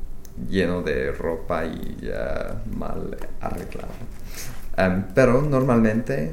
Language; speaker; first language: Spanish; non-native, fluent; English